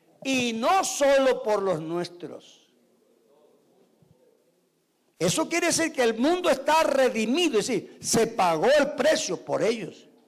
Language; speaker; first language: Spanish; native; Spanish